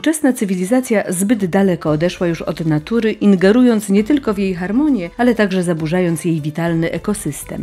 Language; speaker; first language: Polish; native; Polish